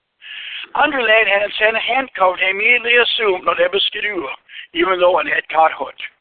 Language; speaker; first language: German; early bilingual, heritage; Pennsylvania German